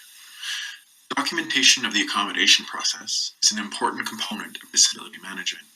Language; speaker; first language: English; native; English